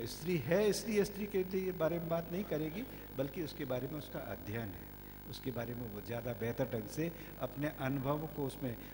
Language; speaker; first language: Hindi; native; Hindi